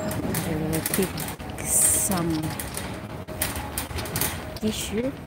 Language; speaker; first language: English; non-native, local second language; Filipino